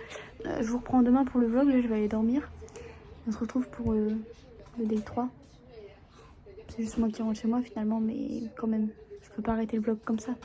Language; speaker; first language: French; native; French